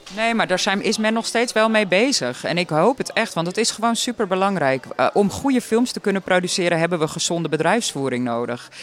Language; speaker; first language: Dutch; native; Dutch